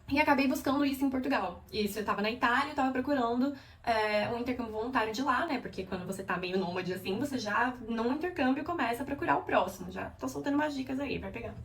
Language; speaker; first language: Portuguese; native; Portuguese